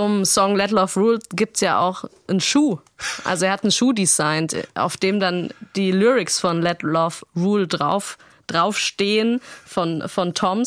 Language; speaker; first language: German; native; German